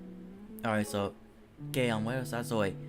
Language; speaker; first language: Spanish; non-native, learner; English